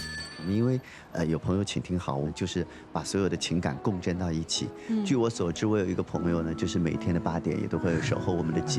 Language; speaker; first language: Chinese; native; Chinese